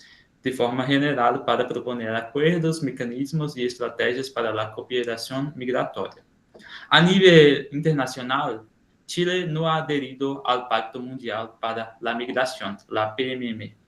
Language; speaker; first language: Spanish; non-native, learner; Portuguese